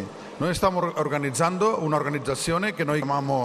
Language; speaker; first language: Italian; non-native, learner; Catalan